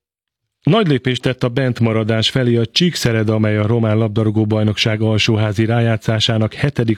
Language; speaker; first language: Hungarian; native; Hungarian